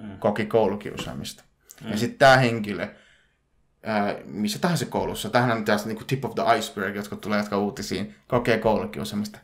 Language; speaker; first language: Finnish; early bilingual, other home language; Punjabi